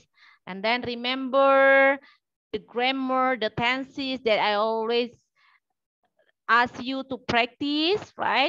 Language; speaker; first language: English; non-native, learner; Indonesian